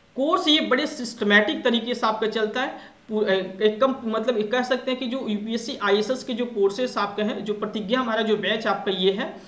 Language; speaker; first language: Hindi; native; Hindi